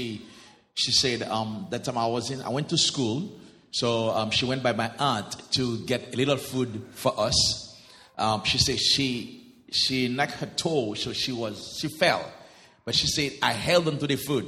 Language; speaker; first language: English; non-native, fluent; Haitian Creole